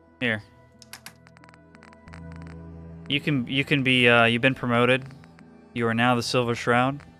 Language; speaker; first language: English; native; English